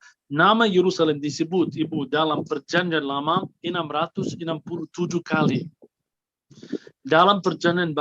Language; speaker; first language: Indonesian; non-native, fluent; Arabic